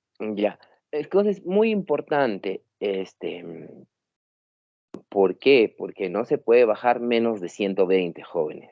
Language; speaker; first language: Spanish; native; Spanish